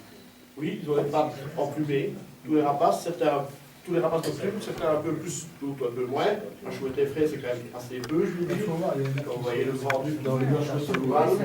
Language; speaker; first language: French; native; French